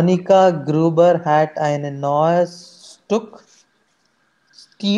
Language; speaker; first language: German; non-native, learner; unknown